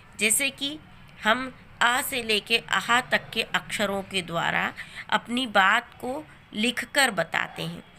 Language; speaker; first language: Hindi; native; Hindi